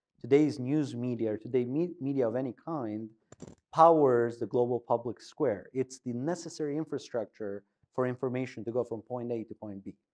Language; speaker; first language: English; non-native, fluent; Albanian